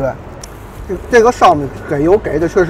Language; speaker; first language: Chinese; native; Chinese